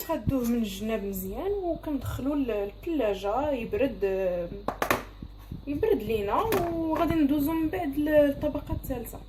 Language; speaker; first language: Arabic; native; Arabic